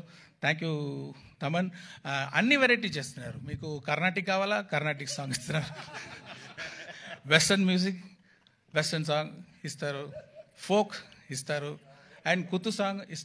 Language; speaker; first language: Telugu; non-native, local second language; Tamil